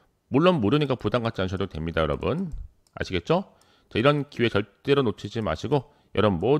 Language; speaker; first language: Korean; native; Korean